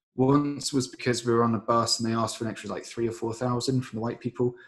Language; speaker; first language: English; native; English